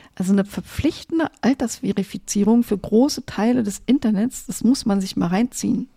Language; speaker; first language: German; native; German